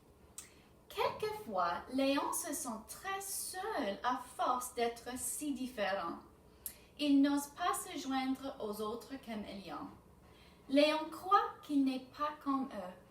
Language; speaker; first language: French; non-native, fluent; English